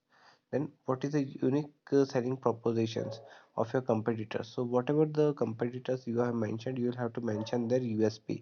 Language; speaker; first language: English; non-native, local second language; Hindi